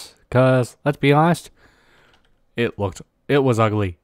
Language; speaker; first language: English; native; English